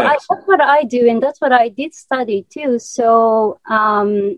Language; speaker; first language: English; non-native, fluent; Japanese